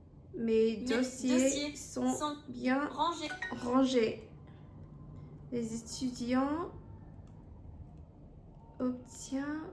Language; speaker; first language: French; non-native, fluent; English